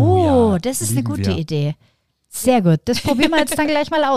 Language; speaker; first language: German; native; German